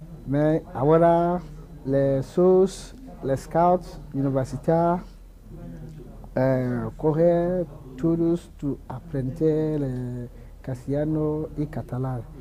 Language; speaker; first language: Spanish; non-native, learner; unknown